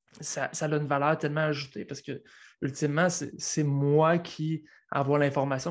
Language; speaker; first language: French; native; French